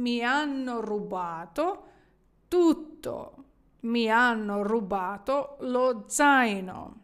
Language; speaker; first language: Italian; non-native, fluent; Ukrainian